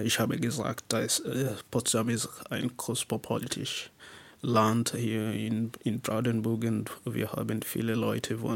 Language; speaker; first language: German; non-native, learner; English